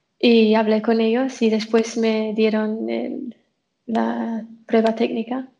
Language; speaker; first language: Spanish; non-native, fluent; English